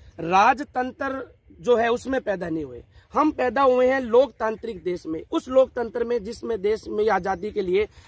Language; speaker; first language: Hindi; native; Hindi